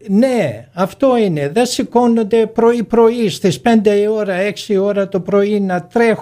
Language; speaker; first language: Greek; early bilingual, other home language; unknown